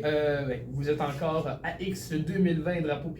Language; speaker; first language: French; native; French